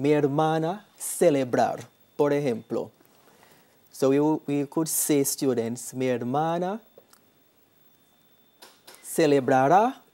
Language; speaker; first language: Spanish; non-native, fluent; English